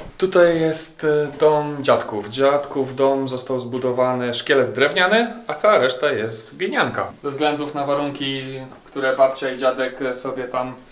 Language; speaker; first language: Polish; non-native, fluent; Serbian